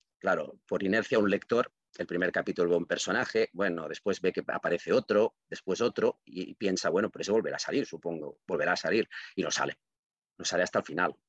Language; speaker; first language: Spanish; non-native, local second language; Catalan